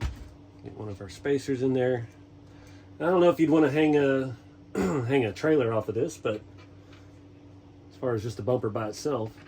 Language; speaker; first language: English; native; English